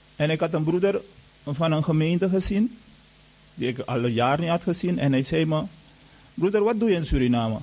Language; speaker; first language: Dutch; non-native, fluent; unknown